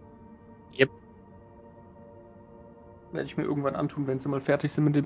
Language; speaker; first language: German; native; German